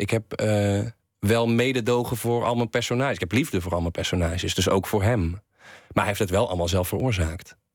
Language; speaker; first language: Dutch; native; Dutch